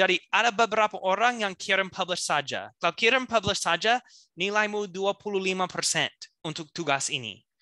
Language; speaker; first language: Indonesian; non-native, fluent; English